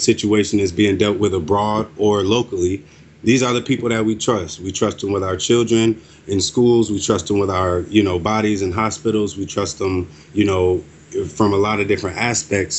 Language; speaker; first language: English; native; English